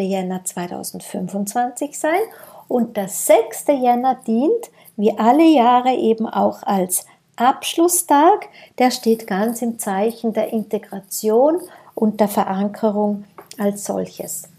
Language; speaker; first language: German; native; German